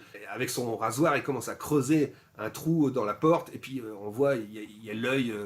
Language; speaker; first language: French; native; French